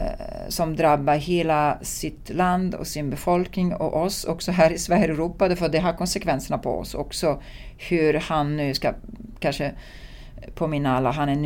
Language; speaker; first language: Swedish; non-native, fluent; Italian